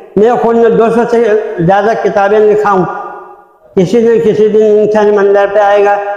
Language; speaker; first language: Urdu; non-native, local second language; Balti